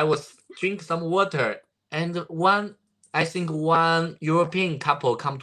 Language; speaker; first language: English; non-native, learner; Chinese